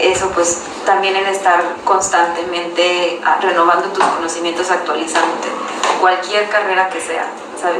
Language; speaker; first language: Spanish; native; Spanish